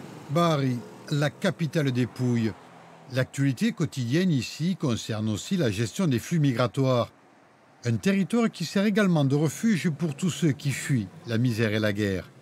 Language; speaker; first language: French; native; French